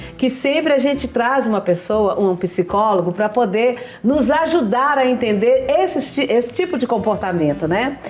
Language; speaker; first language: Portuguese; native; Portuguese